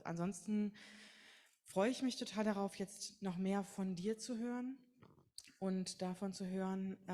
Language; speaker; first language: German; native; German